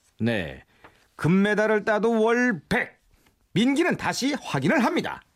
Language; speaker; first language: Korean; native; Korean